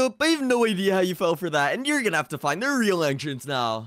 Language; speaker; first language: English; native; English